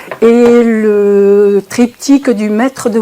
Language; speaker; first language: French; native; French